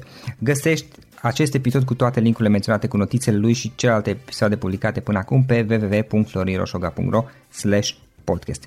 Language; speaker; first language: Romanian; native; Romanian